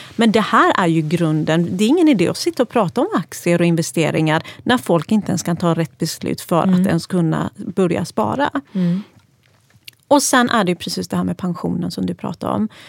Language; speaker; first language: Swedish; early bilingual, other home language; Persian